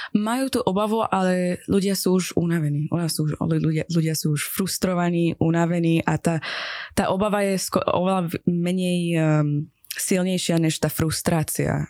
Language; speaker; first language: Slovak; non-native, fluent; Persian